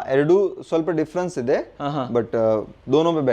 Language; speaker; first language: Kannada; non-native, local second language; Hindi